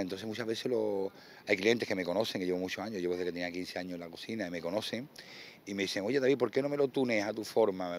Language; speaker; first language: Spanish; native; Spanish